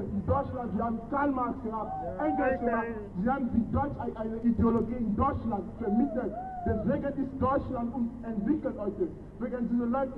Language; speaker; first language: German; non-native, fluent; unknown